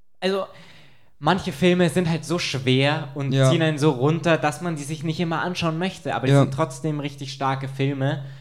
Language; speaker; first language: German; native; German